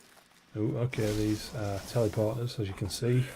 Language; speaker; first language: English; native; English